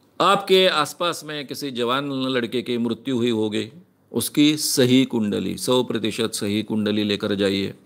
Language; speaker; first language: Hindi; non-native, local second language; Marathi